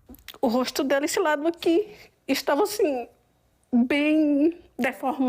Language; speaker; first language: Portuguese; native; Portuguese